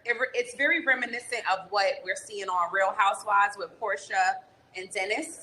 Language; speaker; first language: English; native; English